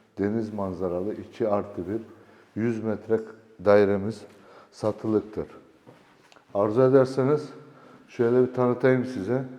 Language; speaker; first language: Turkish; native; Turkish